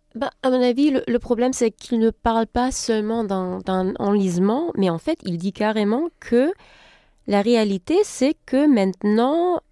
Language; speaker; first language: French; non-native, fluent; German